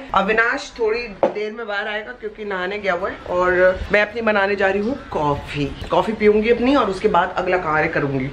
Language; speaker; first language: Hindi; native; Hindi